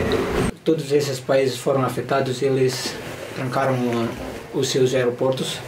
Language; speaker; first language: Portuguese; non-native, learner; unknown